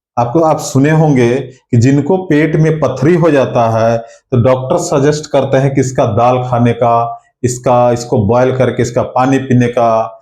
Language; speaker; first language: Hindi; non-native, local second language; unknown